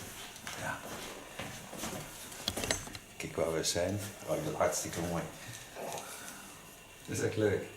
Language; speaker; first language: Dutch; native; Dutch